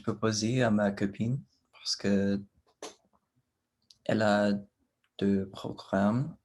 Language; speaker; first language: French; non-native, learner; English